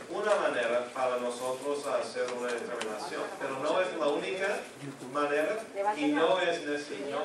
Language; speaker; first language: Spanish; non-native, fluent; English